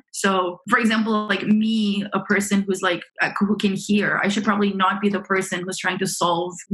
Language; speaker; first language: English; early bilingual, other home language; Romanian